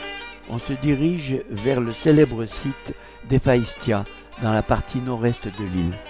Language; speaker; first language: French; native; French